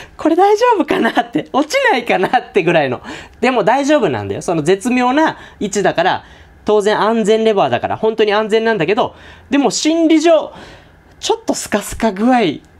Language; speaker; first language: Japanese; native; Japanese